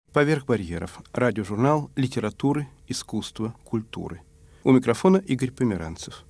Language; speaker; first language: Russian; native; Russian